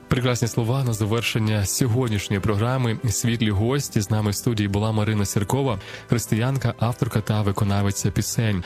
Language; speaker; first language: Ukrainian; native; Ukrainian